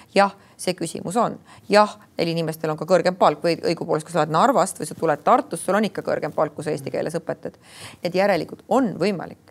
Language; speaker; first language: Estonian; native; Estonian